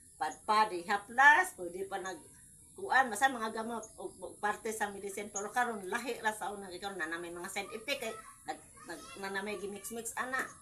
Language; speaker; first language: Cebuano; native; Cebuano